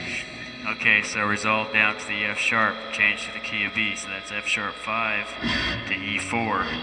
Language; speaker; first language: English; native; English